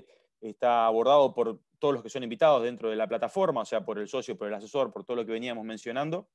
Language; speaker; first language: Spanish; native; Spanish